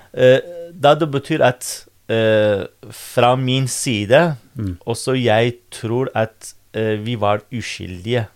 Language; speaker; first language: Norwegian; non-native, fluent; Kurdish